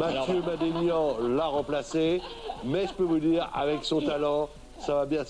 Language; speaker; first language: French; native; French